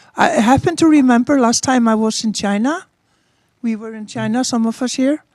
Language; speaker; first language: English; non-native, fluent; Icelandic